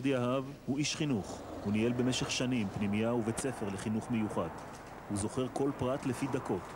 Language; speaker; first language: Hebrew; native; Hebrew